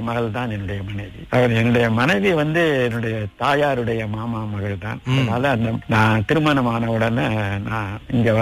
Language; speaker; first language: Tamil; native; Tamil